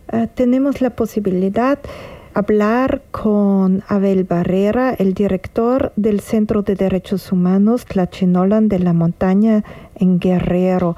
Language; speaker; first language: Spanish; non-native, learner; German